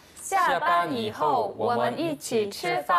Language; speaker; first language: Chinese; non-native, fluent; Korean